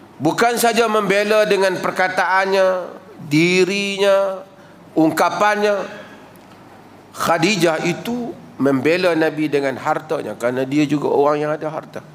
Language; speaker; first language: Malay; native; Malay